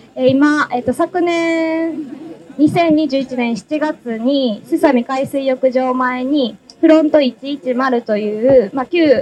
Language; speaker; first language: Japanese; native; Japanese